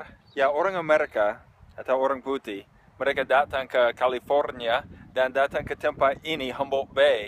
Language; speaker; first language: Indonesian; non-native, fluent; English